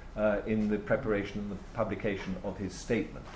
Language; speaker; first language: English; native; English